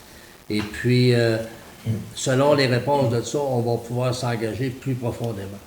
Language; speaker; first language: French; native; French